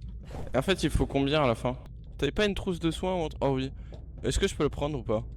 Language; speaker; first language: French; native; French